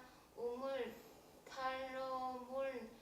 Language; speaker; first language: Korean; non-native, learner; Vietnamese